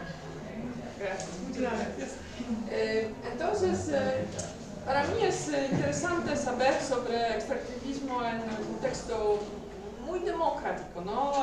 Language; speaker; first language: Spanish; non-native, learner; Polish